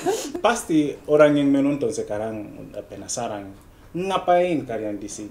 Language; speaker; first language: Indonesian; non-native, fluent; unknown